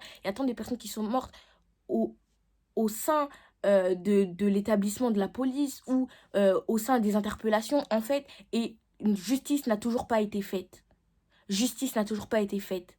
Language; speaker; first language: French; native; French